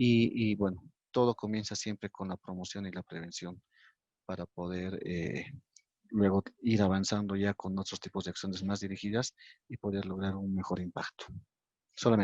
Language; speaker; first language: Spanish; native; Spanish